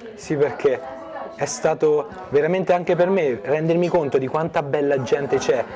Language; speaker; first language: Italian; native; Italian